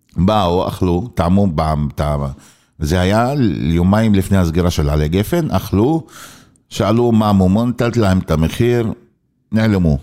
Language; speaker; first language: Hebrew; non-native, local second language; Arabic